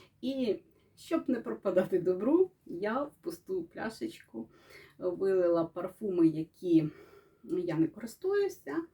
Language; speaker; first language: Ukrainian; native; Ukrainian